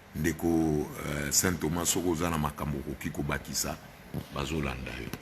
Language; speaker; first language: Lingala; non-native, local second language; Luba-Lulua